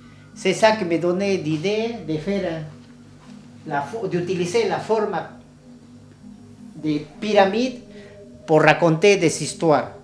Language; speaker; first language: French; non-native, learner; Spanish